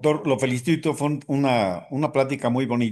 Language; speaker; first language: Spanish; native; Spanish